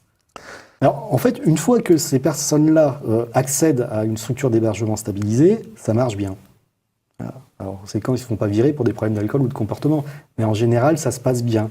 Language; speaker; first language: French; native; French